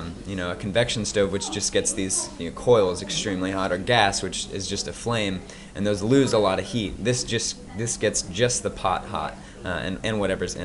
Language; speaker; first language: English; native; English